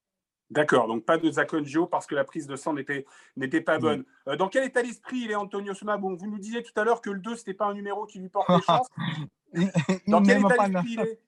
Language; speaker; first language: French; native; French